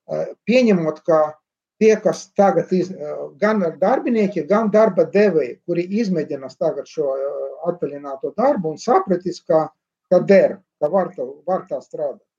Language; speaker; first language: Latvian; non-native, local second language; Russian